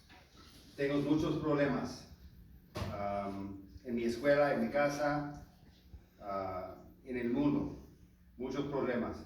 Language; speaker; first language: Spanish; non-native, learner; English